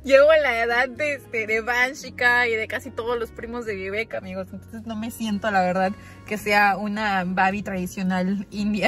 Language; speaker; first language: Spanish; native; Spanish